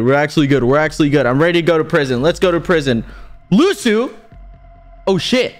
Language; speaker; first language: English; early bilingual, other home language; Spanish